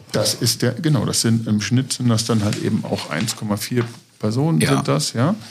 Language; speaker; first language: German; native; German